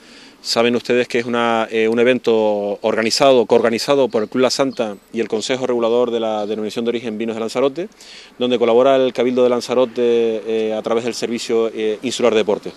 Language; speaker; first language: Spanish; native; Spanish